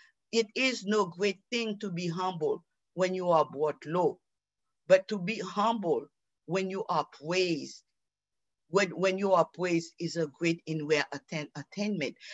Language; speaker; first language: English; non-native, fluent; Haitian Creole